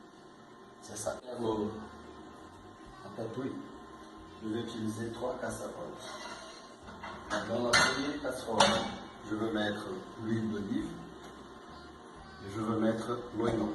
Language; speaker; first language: French; non-native, learner; Portuguese